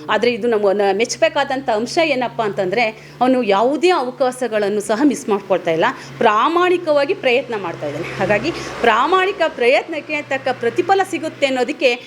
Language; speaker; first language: Kannada; native; Kannada